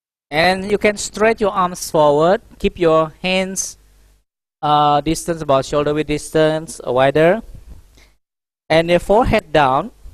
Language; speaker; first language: English; non-native, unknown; Indonesian